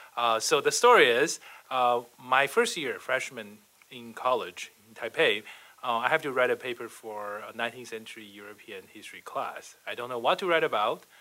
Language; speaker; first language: English; non-native, fluent; Chinese